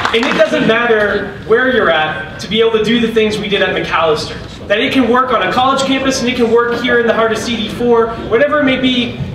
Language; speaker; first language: English; native; English